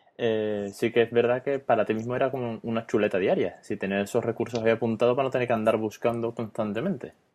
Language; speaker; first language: Spanish; native; Spanish